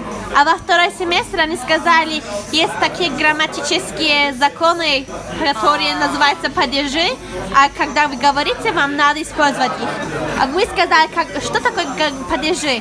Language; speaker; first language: Russian; non-native, learner; German